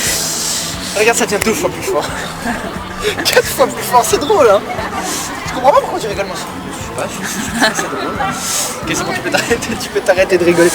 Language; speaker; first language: French; native; French